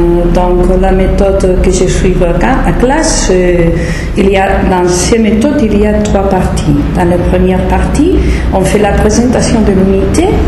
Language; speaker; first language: French; non-native, fluent; Spanish